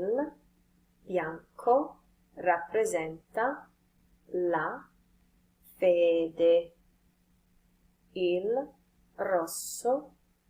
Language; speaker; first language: Italian; non-native, fluent; English